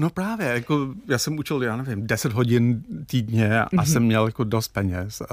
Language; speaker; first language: Czech; non-native, fluent; English